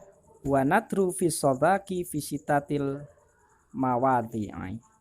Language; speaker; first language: Arabic; non-native, fluent; Indonesian